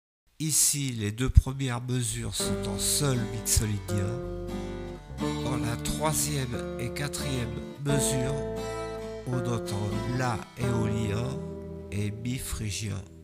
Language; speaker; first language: French; native; French